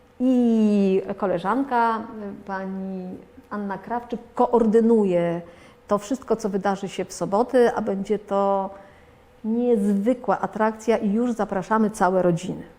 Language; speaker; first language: Polish; native; Polish